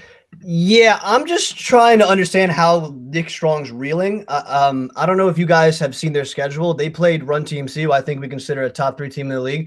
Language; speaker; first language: English; native; English